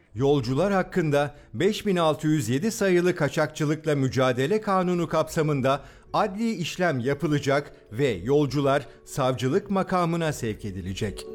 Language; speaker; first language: Turkish; native; Turkish